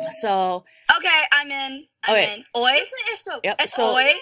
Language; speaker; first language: Spanish; non-native, learner; English